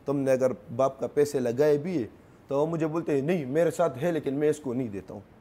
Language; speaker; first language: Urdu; non-native, local second language; Pashto